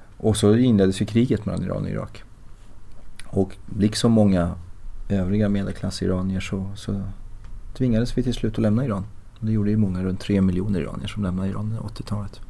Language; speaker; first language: Swedish; early bilingual, other home language; Persian